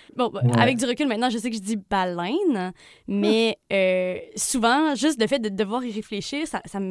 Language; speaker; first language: French; native; French